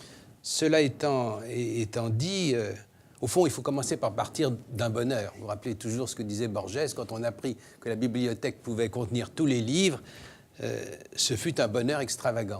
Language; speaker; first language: French; native; French